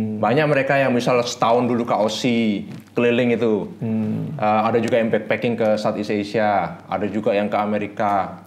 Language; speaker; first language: Indonesian; native; Indonesian